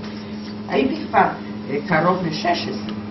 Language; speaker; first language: Hebrew; non-native, fluent; Polish